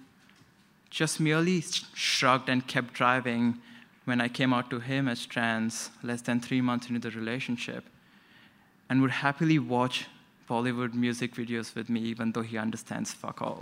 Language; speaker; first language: English; non-native, local second language; Konkani